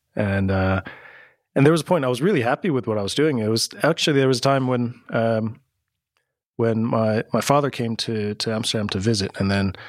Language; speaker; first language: English; native; English